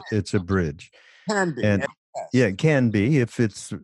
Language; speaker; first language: English; native; English